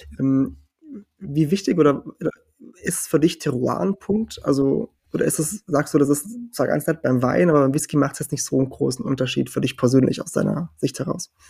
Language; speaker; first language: German; early bilingual, heritage; German